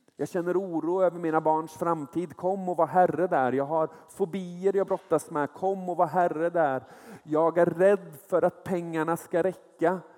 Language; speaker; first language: Swedish; native; Swedish